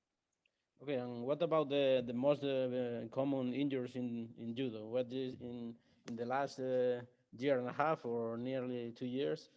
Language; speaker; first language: English; non-native, learner; Spanish